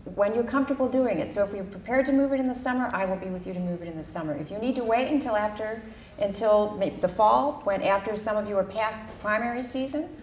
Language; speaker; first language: English; early bilingual, other home language; Spanish